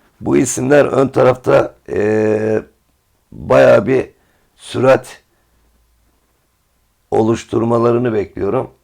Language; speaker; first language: Turkish; native; Turkish